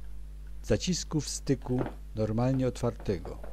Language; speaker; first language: Polish; native; Polish